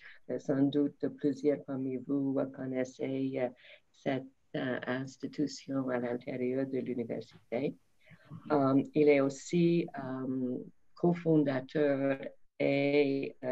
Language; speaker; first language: French; non-native, fluent; English